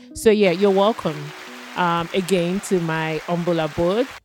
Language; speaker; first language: English; non-native, local second language; Yoruba